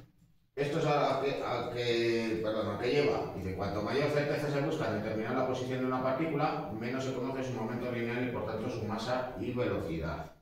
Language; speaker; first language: Spanish; native; Spanish